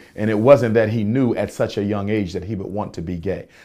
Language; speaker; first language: English; native; English